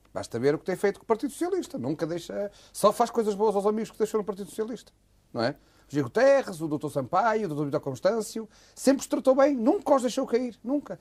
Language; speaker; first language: Portuguese; native; Portuguese